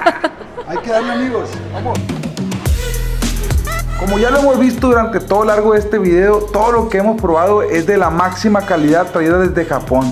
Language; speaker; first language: Spanish; native; Spanish